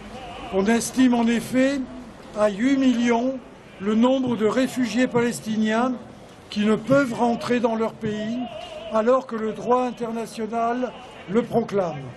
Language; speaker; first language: French; native; French